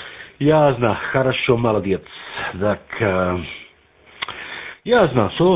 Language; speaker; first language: Russian; non-native, learner; German